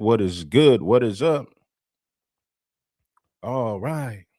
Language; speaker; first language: English; native; English